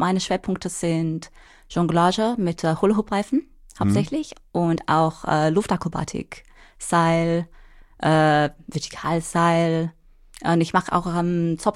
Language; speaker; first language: German; non-native, fluent; English